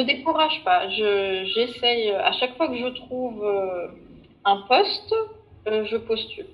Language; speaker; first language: French; non-native, fluent; Arabic